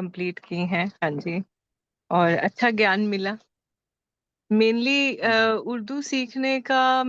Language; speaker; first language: Hindi; native; Hindi